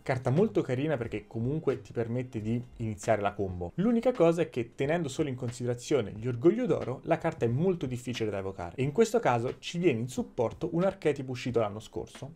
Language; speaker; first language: Italian; native; Italian